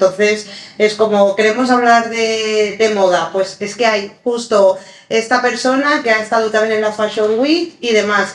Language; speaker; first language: Spanish; early bilingual, other home language; Arabic